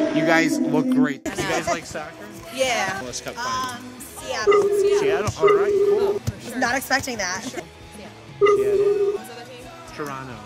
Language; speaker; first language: English; native; English